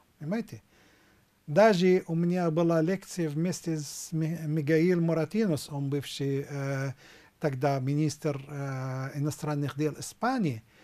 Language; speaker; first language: Russian; non-native, fluent; Arabic